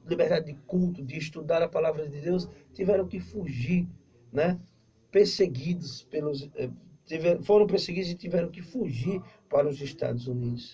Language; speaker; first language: Portuguese; native; Portuguese